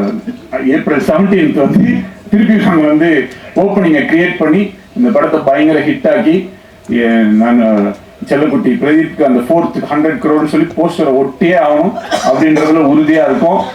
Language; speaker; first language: Tamil; native; Tamil